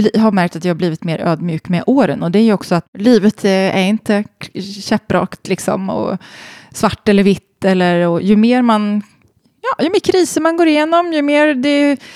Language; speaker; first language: Swedish; native; Swedish